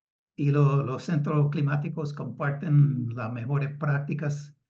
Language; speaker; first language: Spanish; non-native, fluent; English